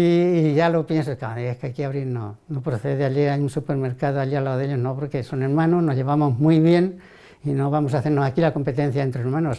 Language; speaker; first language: Spanish; native; Spanish